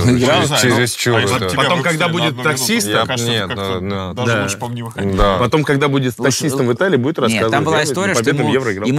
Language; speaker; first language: Russian; native; Russian